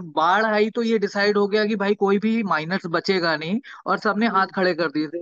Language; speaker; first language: Hindi; native; Hindi